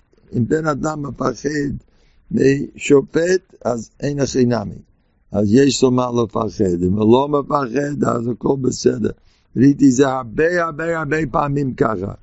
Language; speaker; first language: Hebrew; non-native, fluent; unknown